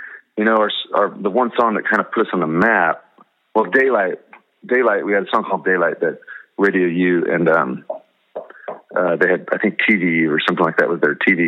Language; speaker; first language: English; native; English